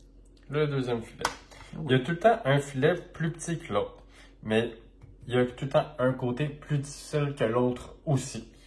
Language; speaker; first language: French; native; French